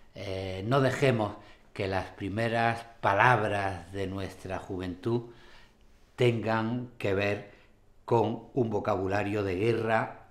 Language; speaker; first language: Spanish; native; Spanish